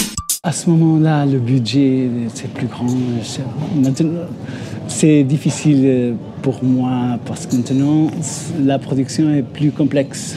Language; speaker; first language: French; non-native, fluent; Portuguese